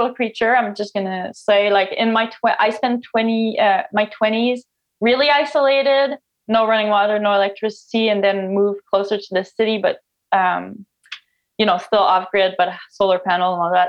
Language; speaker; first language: English; non-native, fluent; French